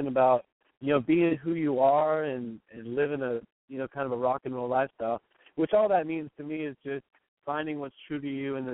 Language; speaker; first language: English; native; English